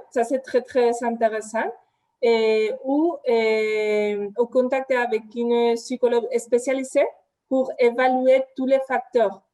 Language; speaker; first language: French; non-native, fluent; Spanish